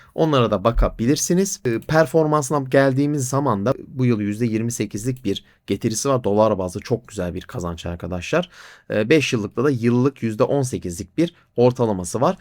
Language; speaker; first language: Turkish; native; Turkish